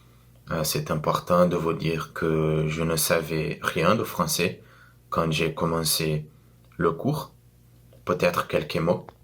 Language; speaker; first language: French; non-native, learner; Portuguese